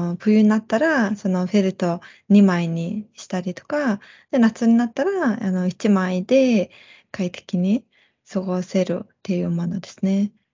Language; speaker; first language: Japanese; non-native, fluent; Mongolian